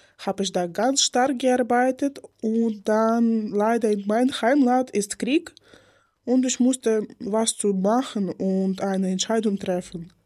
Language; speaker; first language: German; non-native, learner; Ukrainian